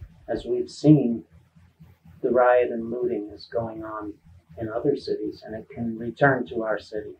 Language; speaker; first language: English; native; English